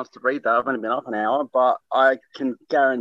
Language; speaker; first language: English; native; English